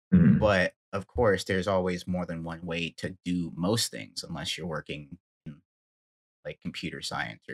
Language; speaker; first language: English; native; English